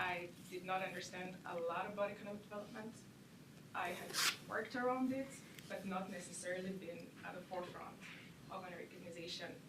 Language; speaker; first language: English; non-native, local second language; Kinyarwanda